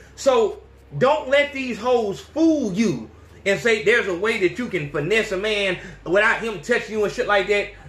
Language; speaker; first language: English; native; English